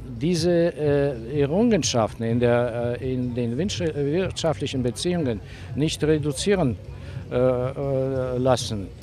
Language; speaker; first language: German; non-native, fluent; Russian